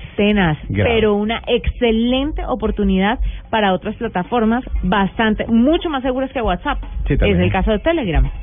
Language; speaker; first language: Spanish; native; Spanish